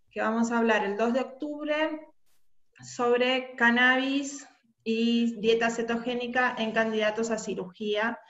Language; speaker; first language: Spanish; native; Spanish